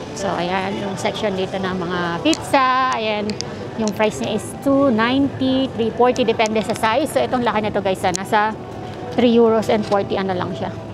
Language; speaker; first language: Filipino; native; Filipino